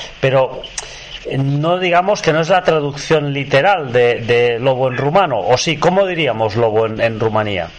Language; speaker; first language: Spanish; native; Spanish